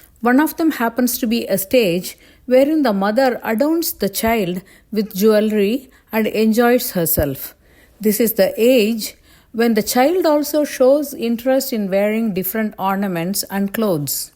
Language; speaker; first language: English; non-native, local second language; Tamil